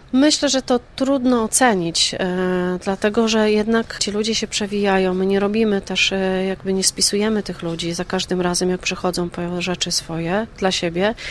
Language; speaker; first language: Polish; native; Polish